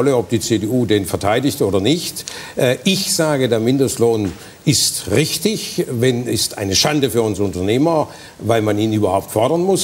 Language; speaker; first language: German; native; German